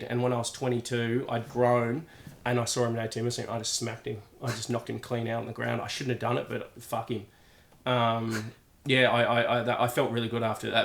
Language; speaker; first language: English; native; English